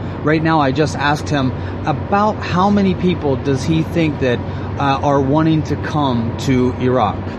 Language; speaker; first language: English; native; English